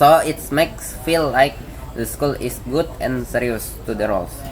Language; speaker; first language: English; non-native, learner; Indonesian